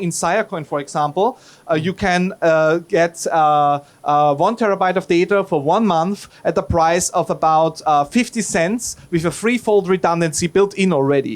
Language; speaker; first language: English; non-native, fluent; German